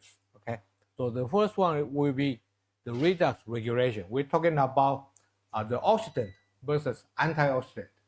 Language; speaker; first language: English; non-native, fluent; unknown